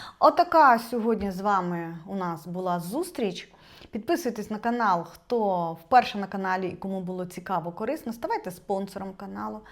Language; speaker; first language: Ukrainian; non-native, local second language; Russian